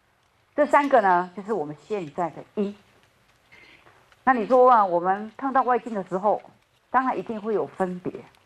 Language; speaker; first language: Chinese; native; Chinese